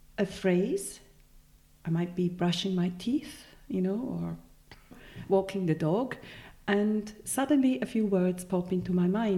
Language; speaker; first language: English; non-native, fluent; Swiss German